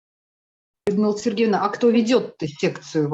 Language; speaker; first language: Russian; native; Russian